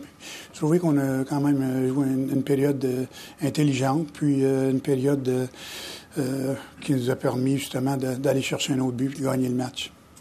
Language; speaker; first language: French; native; French